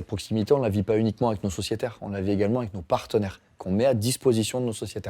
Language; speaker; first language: French; native; French